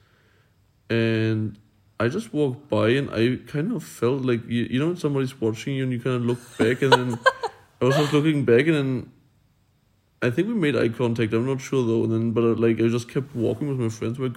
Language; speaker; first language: English; non-native, fluent; German